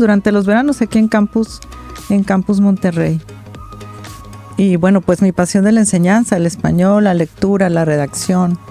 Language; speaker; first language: Spanish; native; Spanish